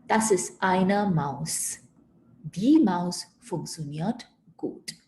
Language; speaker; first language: German; non-native, fluent; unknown